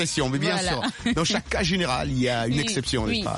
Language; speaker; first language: French; non-native, local second language; Luba-Lulua